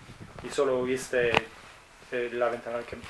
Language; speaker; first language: Spanish; non-native, learner; English